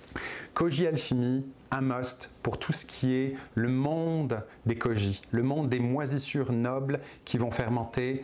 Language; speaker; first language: French; native; French